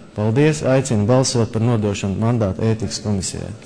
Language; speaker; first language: Latvian; native; Latvian